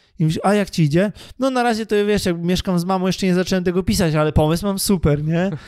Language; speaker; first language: Polish; native; Polish